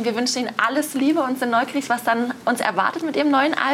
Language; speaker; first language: German; native; German